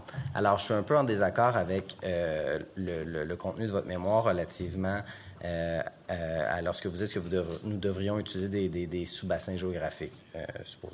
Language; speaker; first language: French; native; French